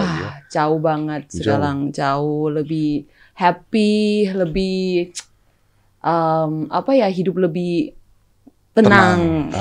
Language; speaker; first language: Indonesian; non-native, fluent; Thai